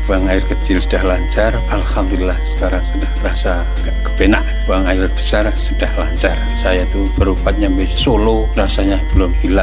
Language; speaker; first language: Indonesian; non-native, local second language; Javanese